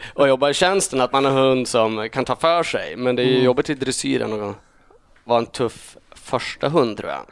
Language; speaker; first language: Swedish; native; Swedish